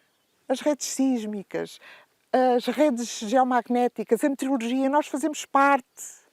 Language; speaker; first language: Portuguese; native; Portuguese